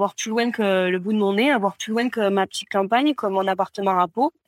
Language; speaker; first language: French; native; French